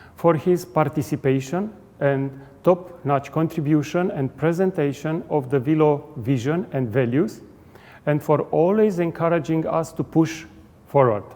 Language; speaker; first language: English; non-native, fluent; Romanian